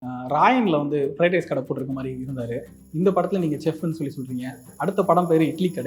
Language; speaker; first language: Tamil; native; Tamil